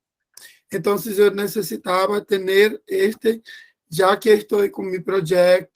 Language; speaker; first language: Spanish; non-native, learner; Portuguese